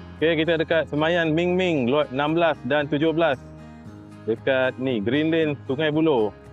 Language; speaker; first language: Malay; native; Malay